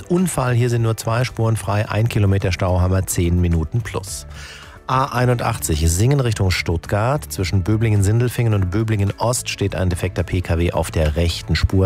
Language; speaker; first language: German; native; German